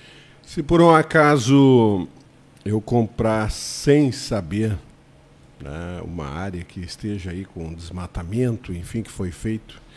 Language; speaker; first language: Portuguese; native; Portuguese